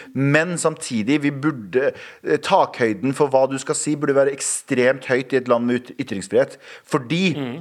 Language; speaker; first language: Norwegian; early bilingual, other home language; Kurdish